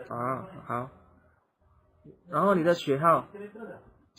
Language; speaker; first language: Chinese; non-native, fluent; Indonesian